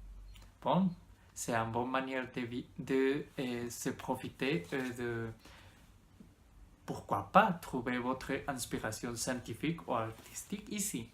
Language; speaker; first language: French; non-native, learner; Spanish